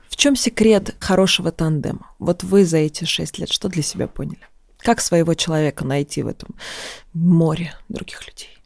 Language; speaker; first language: Russian; native; Russian